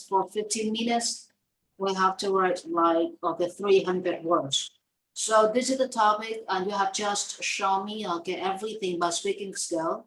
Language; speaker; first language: English; non-native, fluent; Vietnamese